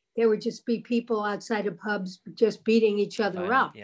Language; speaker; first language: English; native; English